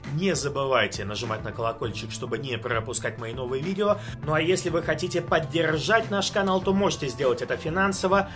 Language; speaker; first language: Russian; native; Russian